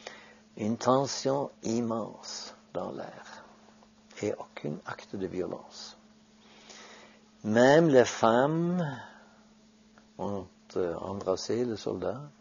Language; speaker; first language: French; non-native, fluent; Norwegian